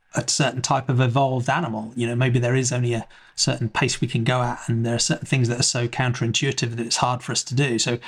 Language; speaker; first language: English; native; English